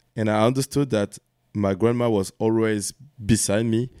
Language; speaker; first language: English; non-native, learner; French